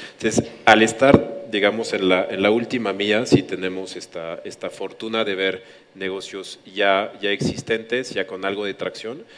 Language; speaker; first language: Spanish; non-native, fluent; French